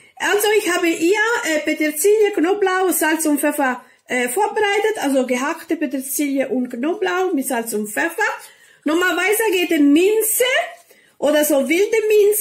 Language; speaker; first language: German; non-native, learner; Italian